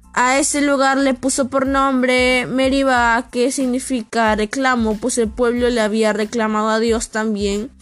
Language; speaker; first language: Spanish; native; Spanish